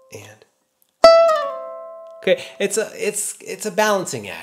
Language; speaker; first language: English; native; English